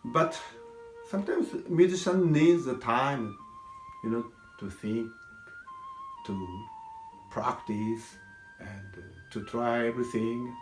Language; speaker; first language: English; non-native, learner; Japanese